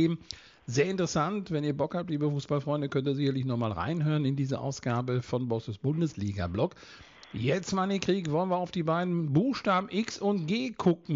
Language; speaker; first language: German; native; German